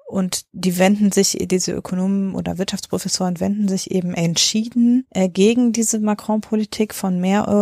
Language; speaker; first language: German; native; German